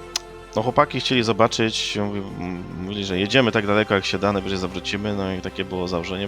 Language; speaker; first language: Polish; native; Polish